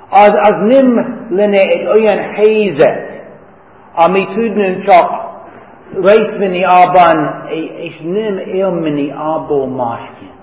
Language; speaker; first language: Hungarian; non-native, fluent; English